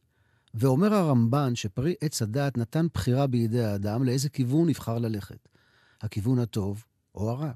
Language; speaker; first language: Hebrew; native; Hebrew